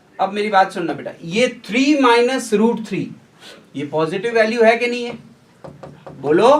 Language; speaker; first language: Hindi; native; Hindi